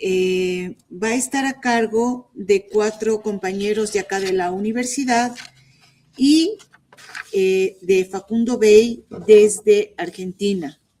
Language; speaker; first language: Spanish; native; Spanish